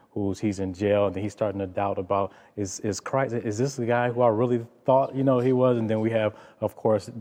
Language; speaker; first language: English; native; English